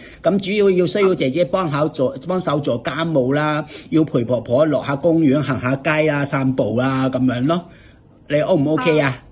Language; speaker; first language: Cantonese; native; Cantonese